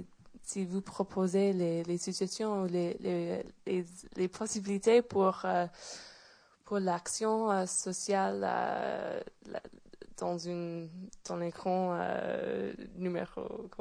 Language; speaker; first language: French; non-native, fluent; English